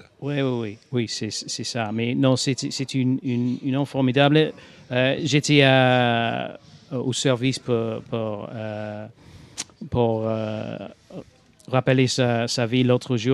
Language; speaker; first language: French; non-native, fluent; English